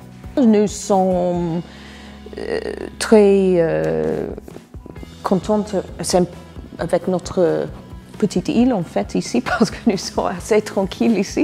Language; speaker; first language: French; non-native, fluent; English